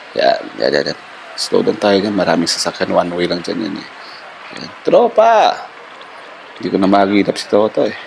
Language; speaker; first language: Filipino; non-native, local second language; Hiligaynon